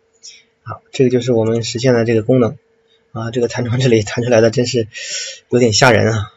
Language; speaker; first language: Chinese; native; Chinese